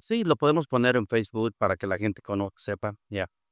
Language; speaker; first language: Spanish; native; Spanish